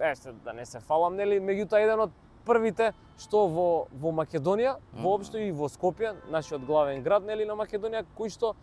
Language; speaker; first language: Macedonian; native; Macedonian